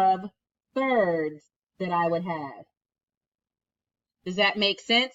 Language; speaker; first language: English; native; English